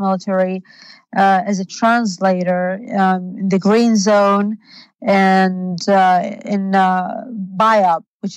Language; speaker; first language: English; non-native, fluent; Arabic